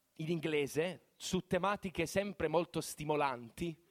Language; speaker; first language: Italian; native; Italian